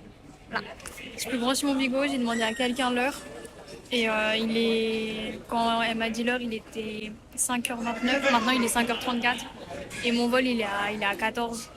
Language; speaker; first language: French; native; French